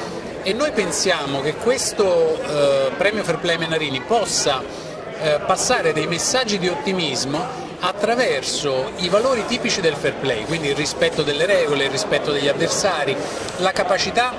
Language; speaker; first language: Italian; native; Italian